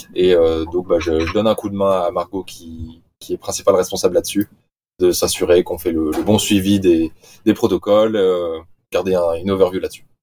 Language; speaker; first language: French; native; French